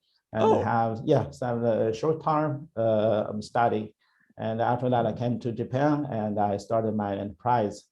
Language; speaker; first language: English; non-native, learner; Chinese